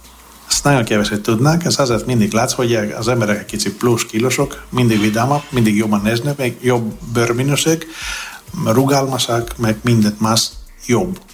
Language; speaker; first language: Hungarian; non-native, learner; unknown